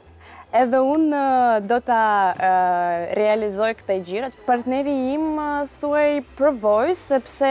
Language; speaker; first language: Albanian; non-native, learner; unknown